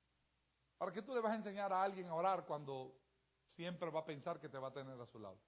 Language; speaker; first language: Spanish; native; Spanish